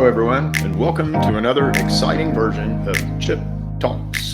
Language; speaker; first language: English; native; English